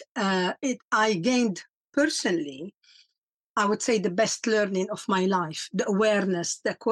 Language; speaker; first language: English; non-native, fluent; Arabic